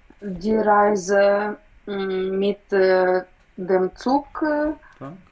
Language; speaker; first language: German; non-native, learner; Ukrainian